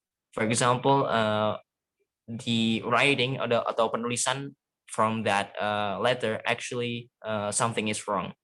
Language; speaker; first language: English; non-native, fluent; Indonesian